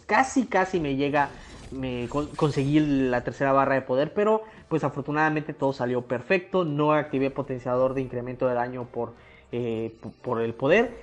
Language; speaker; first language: Spanish; native; Spanish